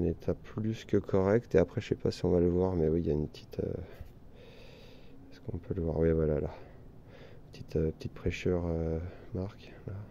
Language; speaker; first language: French; native; French